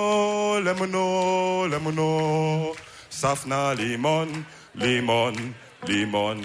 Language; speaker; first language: German; early bilingual, other home language; Wolof